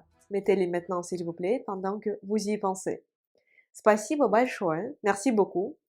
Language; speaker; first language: French; non-native, fluent; Russian